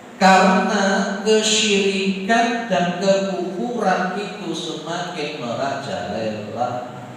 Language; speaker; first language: Indonesian; non-native, local second language; Javanese